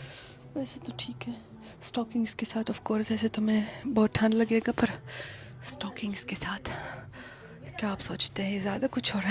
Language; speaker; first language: Hindi; non-native, fluent; Russian